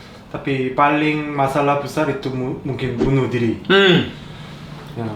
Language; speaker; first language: Indonesian; non-native, learner; Korean